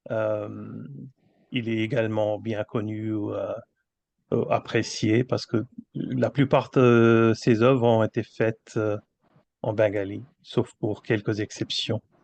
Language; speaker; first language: French; non-native, fluent; Bangla